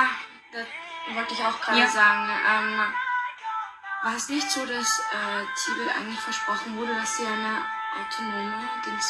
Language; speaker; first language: German; early bilingual, other home language; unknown